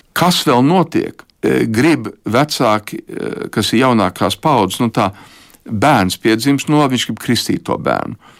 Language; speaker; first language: Latvian; early bilingual, heritage; Latvian